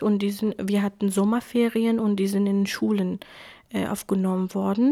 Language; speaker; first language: German; non-native, fluent; Kurdish